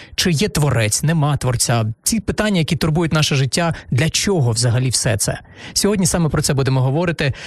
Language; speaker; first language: Ukrainian; non-native, local second language; Russian